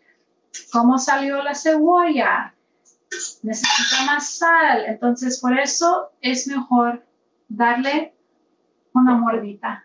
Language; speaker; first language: Spanish; early bilingual, heritage; Spanish